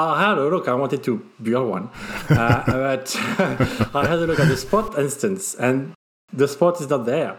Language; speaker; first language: English; non-native, fluent; French